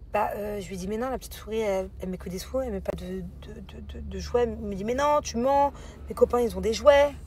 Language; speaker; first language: French; native; French